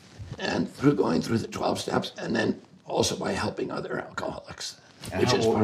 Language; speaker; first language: English; native; English